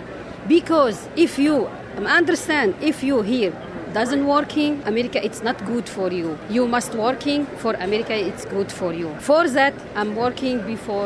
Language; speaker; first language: English; non-native, learner; Arabic